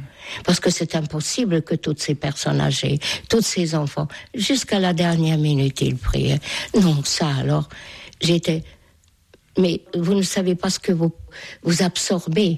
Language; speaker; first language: French; non-native, fluent; Hungarian